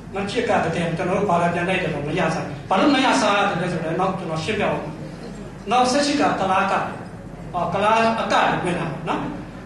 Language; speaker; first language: Burmese; non-native, local second language; Mon